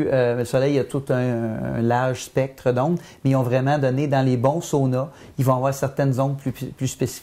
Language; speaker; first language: French; native; French